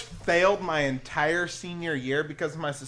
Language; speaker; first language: English; native; English